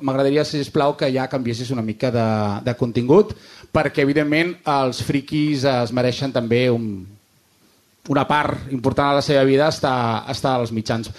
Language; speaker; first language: Catalan; non-native, fluent; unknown